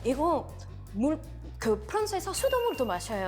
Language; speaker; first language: Korean; non-native, fluent; French